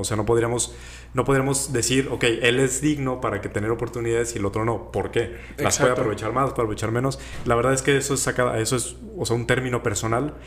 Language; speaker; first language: Spanish; native; Spanish